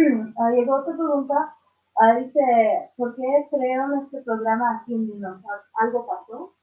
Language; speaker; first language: Spanish; early bilingual, other home language; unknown